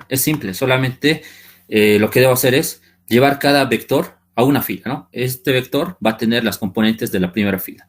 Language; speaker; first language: Spanish; native; Spanish